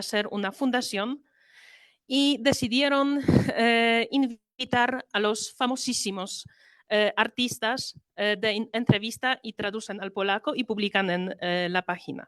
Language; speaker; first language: Spanish; non-native, fluent; Polish